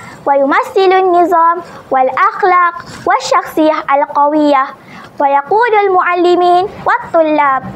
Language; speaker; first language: Arabic; non-native, learner; Malay